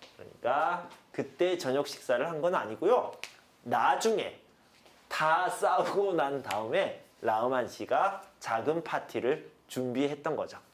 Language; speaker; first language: Korean; native; Korean